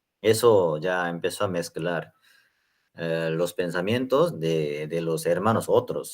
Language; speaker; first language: Spanish; non-native, learner; Korean